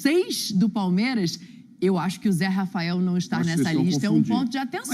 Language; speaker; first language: Portuguese; native; Portuguese